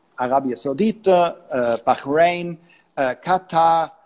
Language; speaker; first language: Portuguese; non-native, fluent; German